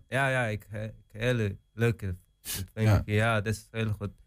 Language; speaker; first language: Dutch; non-native, learner; Persian